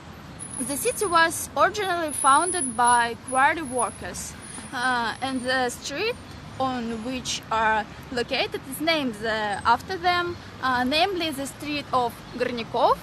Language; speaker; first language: English; non-native, learner; Russian